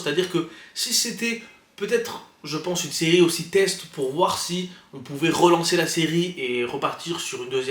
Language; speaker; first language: French; native; French